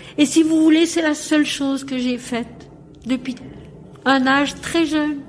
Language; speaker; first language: French; native; French